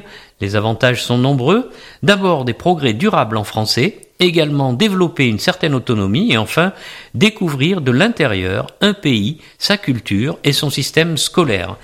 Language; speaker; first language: French; native; French